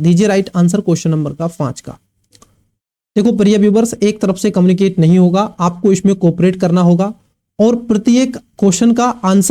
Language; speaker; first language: Hindi; native; Hindi